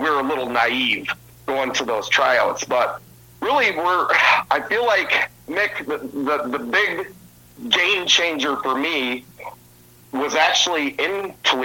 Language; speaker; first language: English; native; English